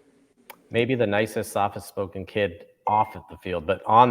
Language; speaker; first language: English; native; English